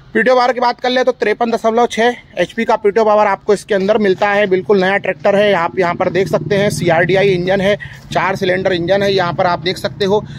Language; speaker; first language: Hindi; native; Hindi